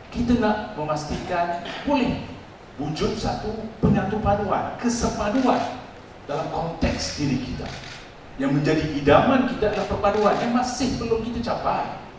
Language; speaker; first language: Malay; non-native, local second language; Tamil